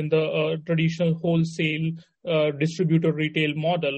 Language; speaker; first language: English; non-native, local second language; Hindi